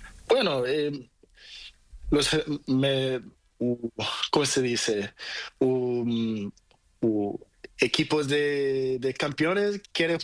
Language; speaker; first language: Spanish; non-native, learner; Portuguese